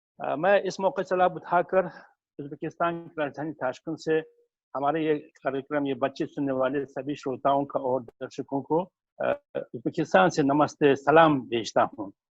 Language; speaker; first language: Hindi; non-native, fluent; Uzbek